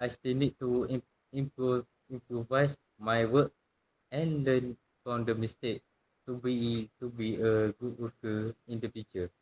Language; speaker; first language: English; non-native, local second language; Malay